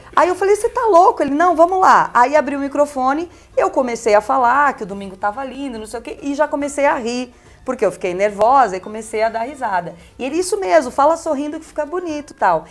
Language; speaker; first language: Portuguese; early bilingual, other home language; Spanish